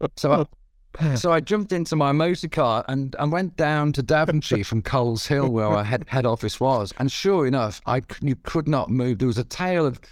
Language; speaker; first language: English; native; English